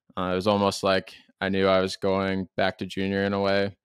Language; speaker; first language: English; native; English